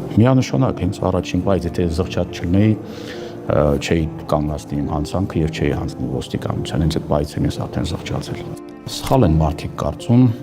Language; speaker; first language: Armenian; native; Armenian